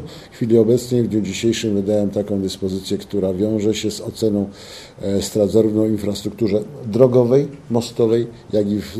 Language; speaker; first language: Polish; native; Polish